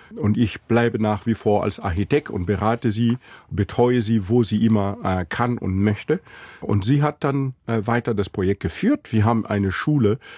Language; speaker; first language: German; non-native, fluent; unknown